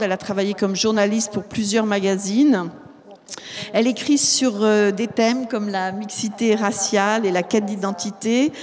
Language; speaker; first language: French; native; French